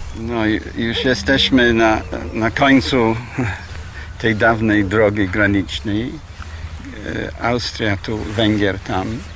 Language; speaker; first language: Polish; non-native, fluent; English